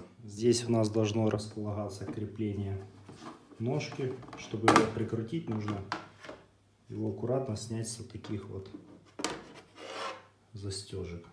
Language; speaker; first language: Russian; native; Russian